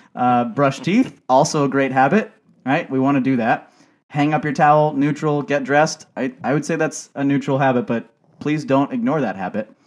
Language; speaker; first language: English; native; English